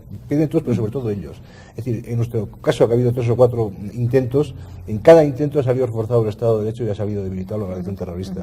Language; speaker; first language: Spanish; native; Spanish